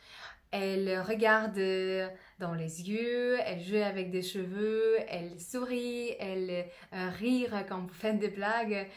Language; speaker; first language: French; non-native, fluent; Russian